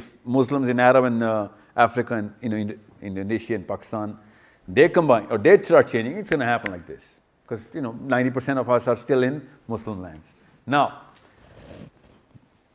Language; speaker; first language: English; non-native, local second language; Urdu